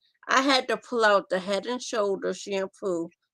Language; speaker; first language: English; native; English